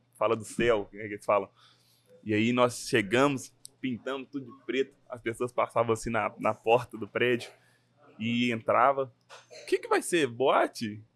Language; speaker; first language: Portuguese; native; Portuguese